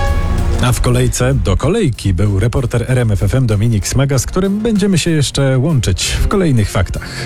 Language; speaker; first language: Polish; native; Polish